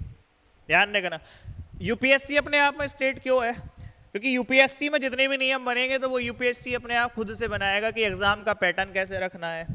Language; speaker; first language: Hindi; native; Hindi